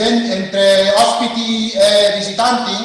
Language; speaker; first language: Italian; non-native, learner; Spanish